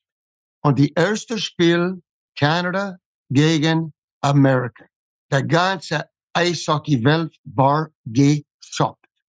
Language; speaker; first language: German; non-native, fluent; English